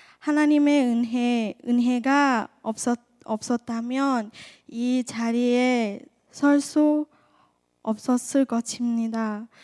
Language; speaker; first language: Korean; non-native, learner; Thai